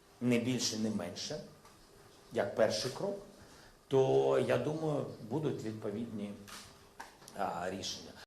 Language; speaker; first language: Ukrainian; non-native, local second language; Russian